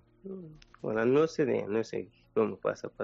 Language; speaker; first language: Spanish; non-native, learner; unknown